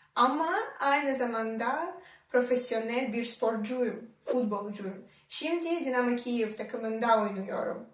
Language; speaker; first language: Turkish; non-native, fluent; Ukrainian